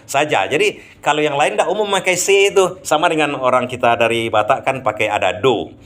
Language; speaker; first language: Indonesian; non-native, local second language; Minangkabau